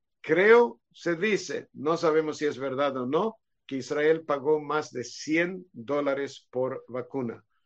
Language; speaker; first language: Spanish; non-native, fluent; Hebrew